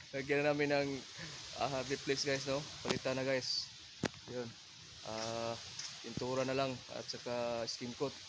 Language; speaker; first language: Filipino; native; Filipino